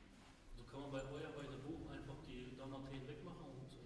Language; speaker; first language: German; early bilingual, other home language; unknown